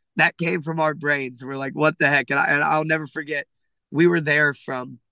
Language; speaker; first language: English; native; English